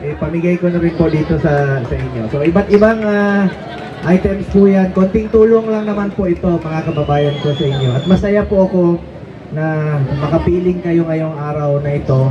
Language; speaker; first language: Filipino; non-native, local second language; Cebuano